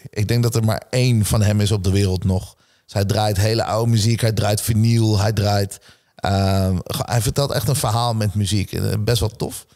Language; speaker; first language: Dutch; early bilingual, other home language; Hebrew